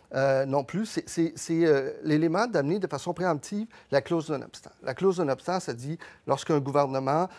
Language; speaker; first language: French; early bilingual, other home language; Spanish